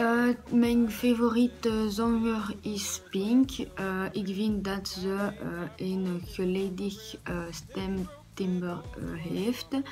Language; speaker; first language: Dutch; non-native, learner; French